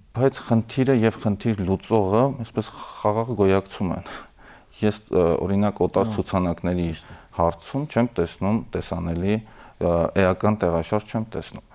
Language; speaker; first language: Armenian; native; Armenian